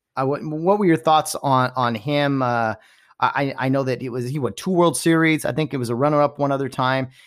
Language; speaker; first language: English; early bilingual, other home language; Dutch